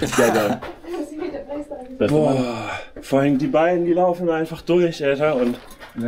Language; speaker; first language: German; native; German